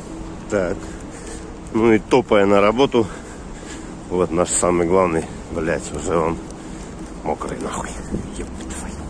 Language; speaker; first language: Russian; native; Russian